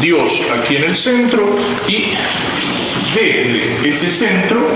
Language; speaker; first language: Spanish; native; Spanish